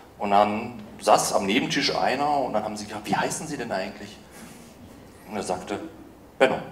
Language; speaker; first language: German; early bilingual, other home language; Polish